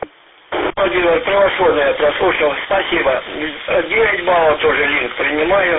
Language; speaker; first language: Russian; native; Russian